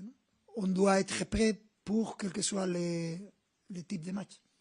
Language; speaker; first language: French; non-native, fluent; Spanish